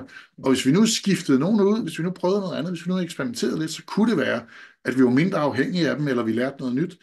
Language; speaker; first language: Danish; native; Danish